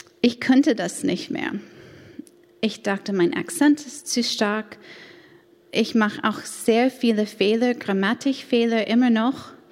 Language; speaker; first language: German; non-native, fluent; English